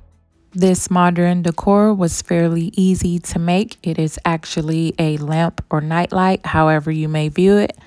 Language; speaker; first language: English; native; English